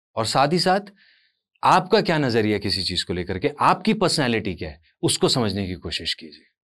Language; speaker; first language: Hindi; native; Hindi